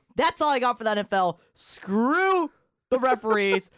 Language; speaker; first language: English; early bilingual, other home language; Japanese